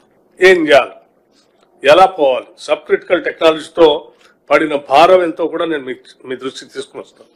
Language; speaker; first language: Telugu; native; Telugu